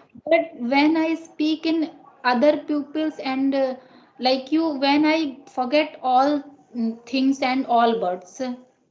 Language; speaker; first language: English; non-native, learner; Hindi